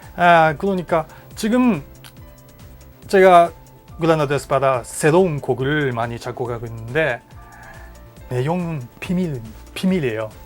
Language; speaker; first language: Korean; non-native, learner; Japanese